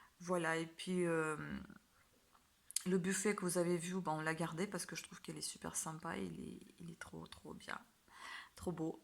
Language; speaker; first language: French; native; French